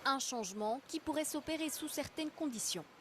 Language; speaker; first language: French; native; French